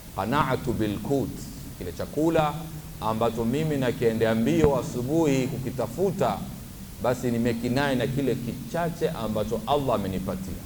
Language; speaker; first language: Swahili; native; Swahili